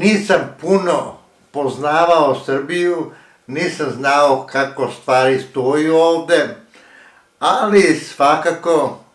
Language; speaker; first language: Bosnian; early bilingual, heritage; Croatian